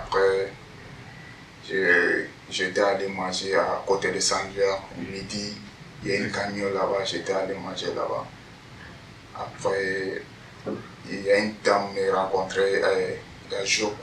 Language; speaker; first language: French; non-native, learner; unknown